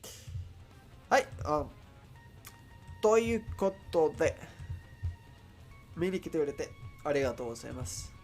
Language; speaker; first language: Japanese; non-native, learner; Spanish